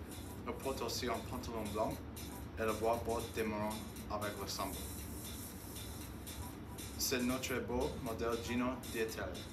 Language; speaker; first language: French; non-native, learner; English